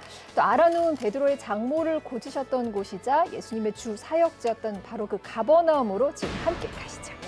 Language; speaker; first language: Korean; native; Korean